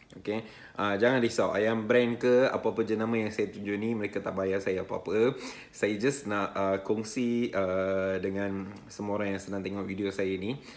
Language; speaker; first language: Malay; non-native, local second language; Tamil